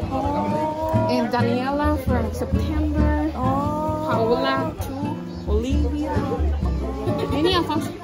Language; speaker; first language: English; non-native, learner; Korean